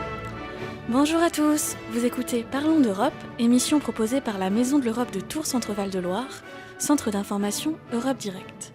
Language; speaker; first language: French; native; French